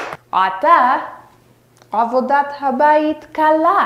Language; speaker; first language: Hebrew; non-native, fluent; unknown